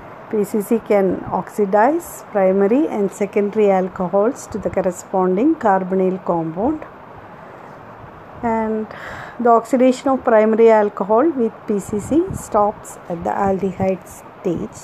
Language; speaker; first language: English; non-native, local second language; Malayalam